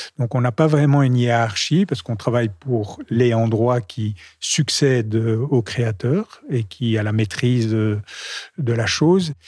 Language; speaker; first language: French; native; French